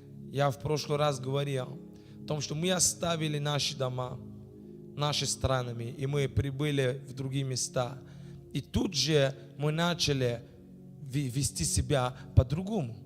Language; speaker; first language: Russian; non-native, fluent; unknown